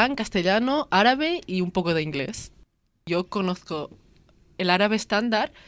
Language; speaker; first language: Spanish; native; Spanish